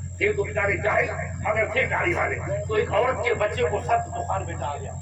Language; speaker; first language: Urdu; non-native, local second language; Marwari